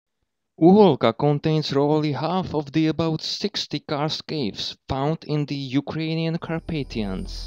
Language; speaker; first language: English; non-native, fluent; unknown